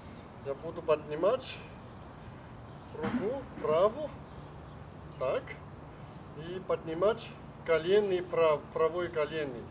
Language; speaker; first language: Russian; non-native, learner; Chinese